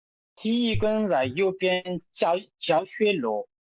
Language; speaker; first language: Chinese; non-native, learner; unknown